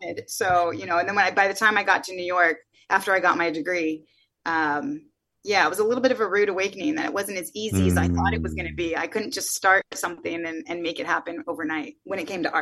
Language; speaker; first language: English; native; English